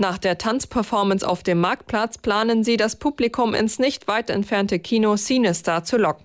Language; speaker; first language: German; native; German